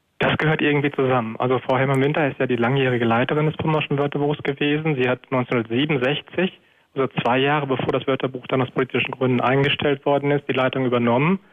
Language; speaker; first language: German; native; German